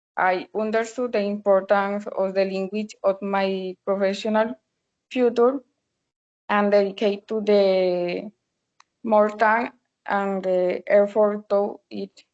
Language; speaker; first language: English; non-native, learner; Spanish